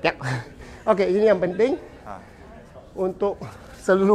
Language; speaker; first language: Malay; non-native, local second language; Chinese